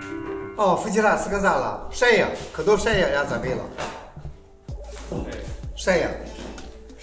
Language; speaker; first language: Russian; non-native, learner; Chinese